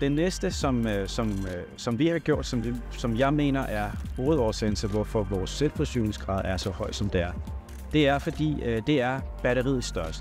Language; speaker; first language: Danish; non-native, fluent; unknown